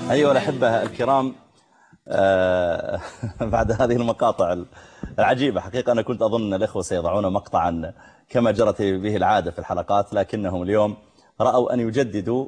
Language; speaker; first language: Arabic; native; Arabic